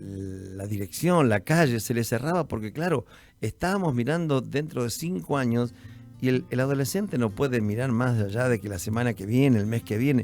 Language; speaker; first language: Spanish; native; Spanish